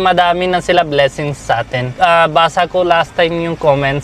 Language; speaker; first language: Filipino; non-native, learner; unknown